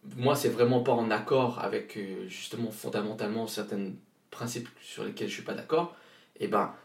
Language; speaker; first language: French; native; French